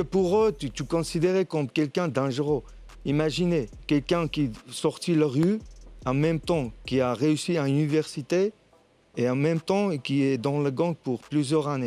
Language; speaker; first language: French; non-native, fluent; Armenian